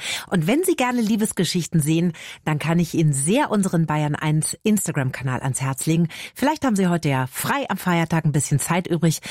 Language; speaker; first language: German; native; German